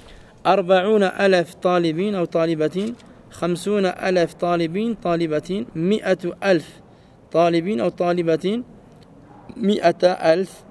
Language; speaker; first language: Arabic; non-native, fluent; French